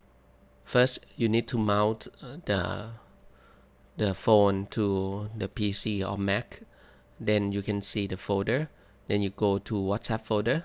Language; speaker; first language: English; non-native, fluent; Thai